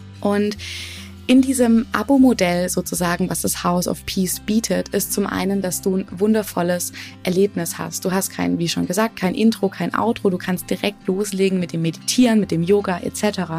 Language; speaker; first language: German; native; German